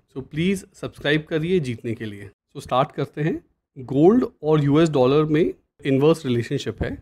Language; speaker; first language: Hindi; native; Hindi